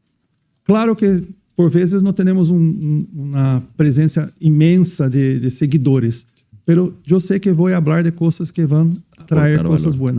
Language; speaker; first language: Spanish; non-native, fluent; Portuguese